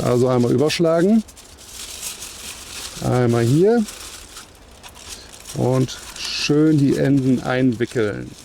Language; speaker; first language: German; native; German